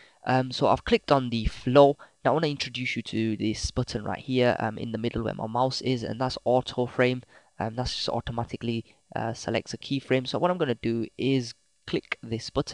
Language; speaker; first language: English; native; English